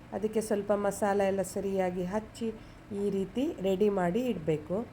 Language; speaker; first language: Kannada; non-native, local second language; Konkani